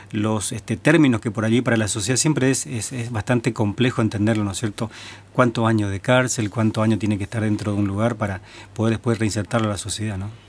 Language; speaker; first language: Spanish; native; Spanish